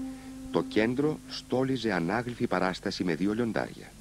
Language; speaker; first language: Greek; native; Greek